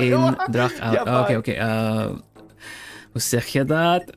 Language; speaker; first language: Dutch; non-native, learner; Swedish